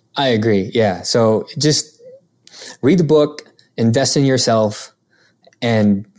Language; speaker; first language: English; non-native, local second language; Filipino